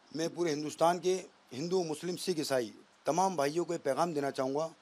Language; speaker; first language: Hindi; native; Hindi